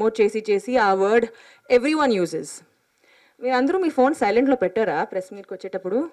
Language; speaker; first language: Telugu; non-native, fluent; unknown